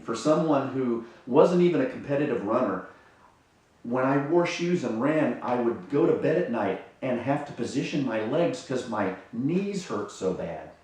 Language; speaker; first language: English; native; English